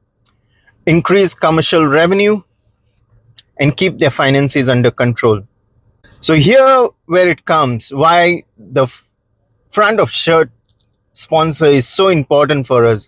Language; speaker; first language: English; non-native, local second language; Konkani